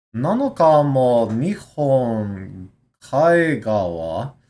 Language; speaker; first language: Japanese; non-native, learner; English